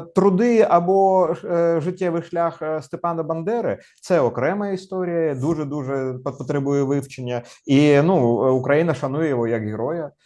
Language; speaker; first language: Ukrainian; non-native, local second language; Russian